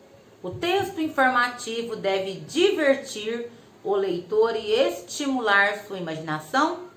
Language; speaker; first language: Portuguese; native; Portuguese